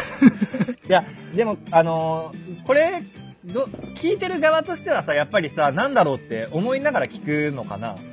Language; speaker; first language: Japanese; non-native, fluent; Malay